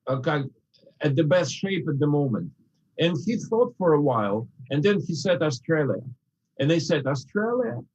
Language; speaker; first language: English; non-native, fluent; Russian